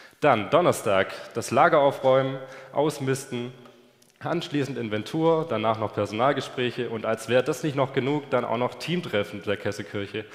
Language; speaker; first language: German; native; German